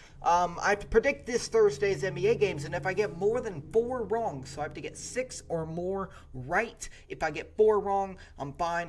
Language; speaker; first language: English; native; English